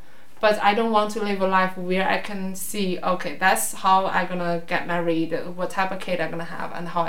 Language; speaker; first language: English; non-native, fluent; Chinese